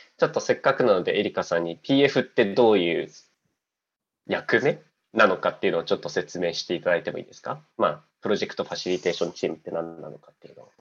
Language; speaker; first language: Japanese; native; Japanese